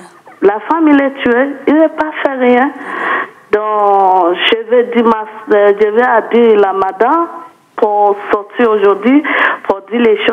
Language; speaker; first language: French; non-native, learner; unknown